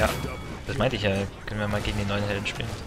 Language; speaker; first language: German; native; German